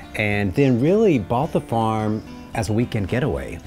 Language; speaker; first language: English; native; English